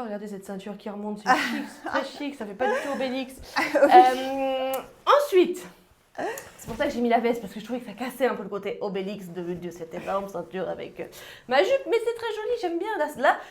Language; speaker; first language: French; native; French